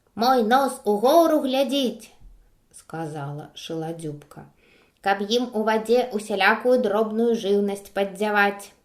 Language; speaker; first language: Belarusian; non-native, local second language; Russian